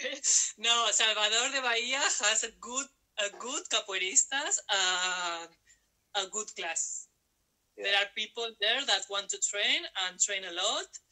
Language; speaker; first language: English; non-native, learner; Spanish